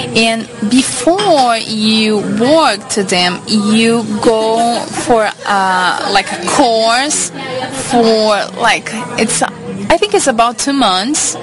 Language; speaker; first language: English; non-native, fluent; Portuguese